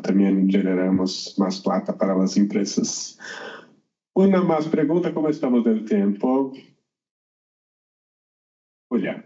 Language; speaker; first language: Spanish; non-native, learner; Portuguese